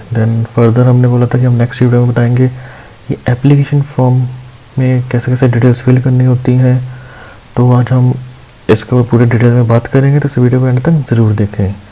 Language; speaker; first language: Hindi; non-native, local second language; Punjabi